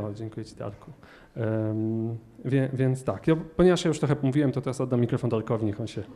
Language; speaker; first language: Polish; native; Polish